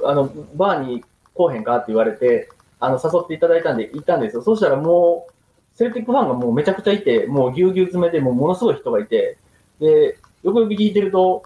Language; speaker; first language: Japanese; native; Japanese